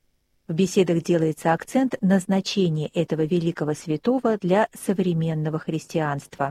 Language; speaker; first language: Russian; native; Russian